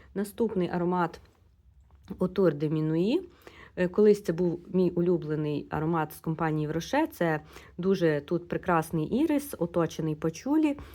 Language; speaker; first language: Ukrainian; non-native, local second language; Russian